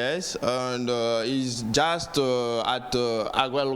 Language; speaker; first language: English; non-native, learner; French